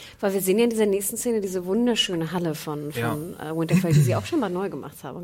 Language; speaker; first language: German; native; German